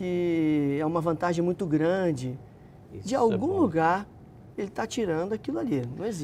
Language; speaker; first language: Portuguese; native; Portuguese